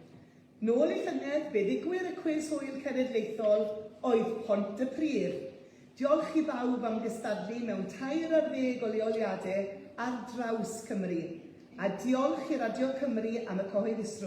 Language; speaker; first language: Welsh; native; Welsh